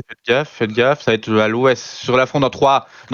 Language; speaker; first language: French; native; French